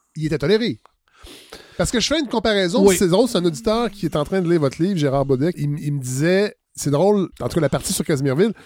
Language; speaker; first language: French; native; French